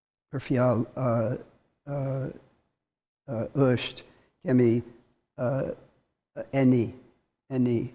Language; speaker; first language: Albanian; non-native, learner; English